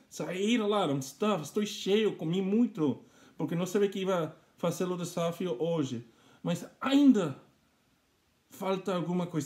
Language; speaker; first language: Portuguese; non-native, learner; English